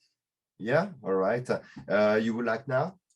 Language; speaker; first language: English; non-native, learner; French